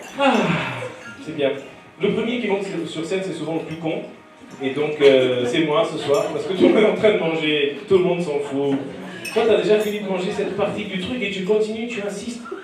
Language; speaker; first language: French; non-native, fluent; Portuguese